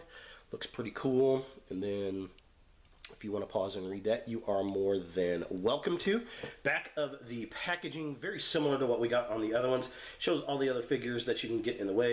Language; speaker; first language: English; native; English